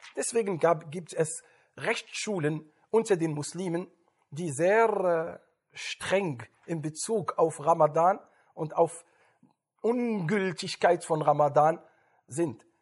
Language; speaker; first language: German; non-native, fluent; Arabic